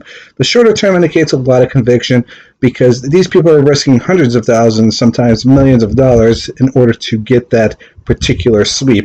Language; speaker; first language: English; native; English